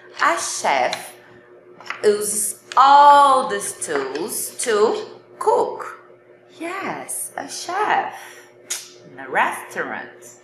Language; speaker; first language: English; non-native, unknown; Portuguese